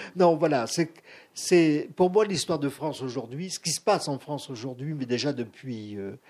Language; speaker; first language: French; native; French